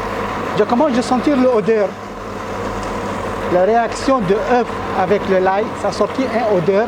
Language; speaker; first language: French; non-native, learner; Arabic